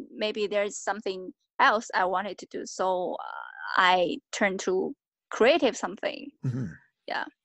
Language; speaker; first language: English; non-native, fluent; Chinese